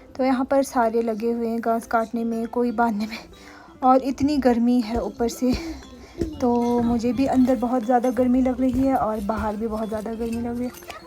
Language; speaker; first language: Hindi; non-native, local second language; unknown